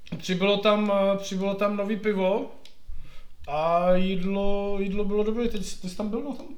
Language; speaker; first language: Czech; native; Czech